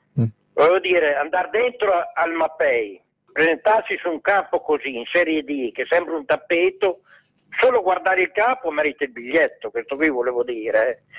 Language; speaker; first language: Italian; native; Italian